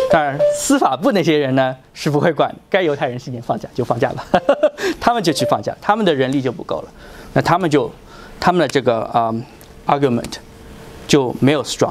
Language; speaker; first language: Chinese; native; Chinese